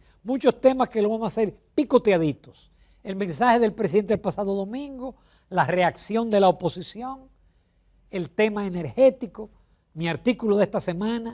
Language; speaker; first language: Spanish; native; Spanish